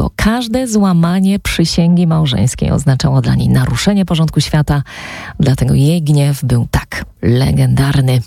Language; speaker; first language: Polish; native; Polish